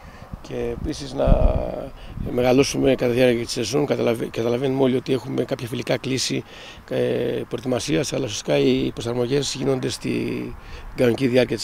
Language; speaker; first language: Greek; native; Greek